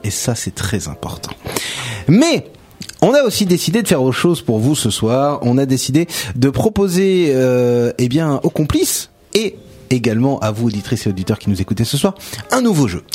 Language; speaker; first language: French; native; French